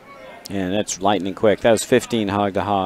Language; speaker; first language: English; native; English